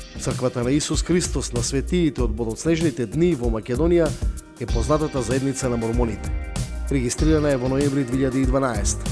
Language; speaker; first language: Macedonian; native; Macedonian